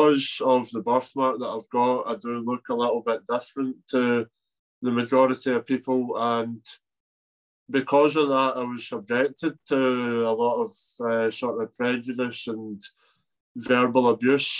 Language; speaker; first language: English; native; English